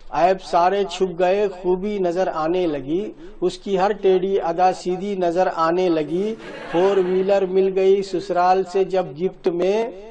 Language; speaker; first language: Urdu; native; Urdu